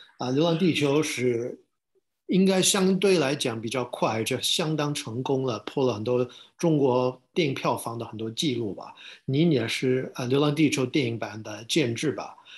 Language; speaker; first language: Chinese; non-native, fluent; English